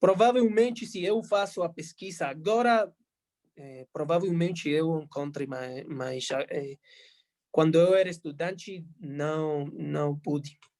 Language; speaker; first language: Portuguese; non-native, fluent; Spanish